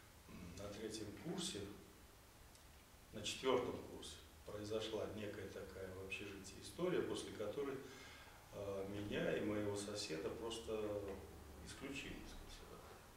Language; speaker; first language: Russian; native; Russian